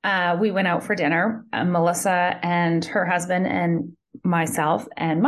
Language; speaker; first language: English; native; English